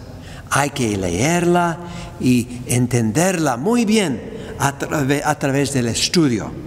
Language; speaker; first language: Spanish; non-native, fluent; English